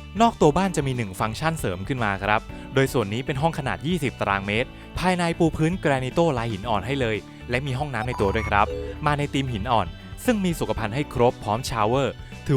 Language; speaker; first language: Thai; native; Thai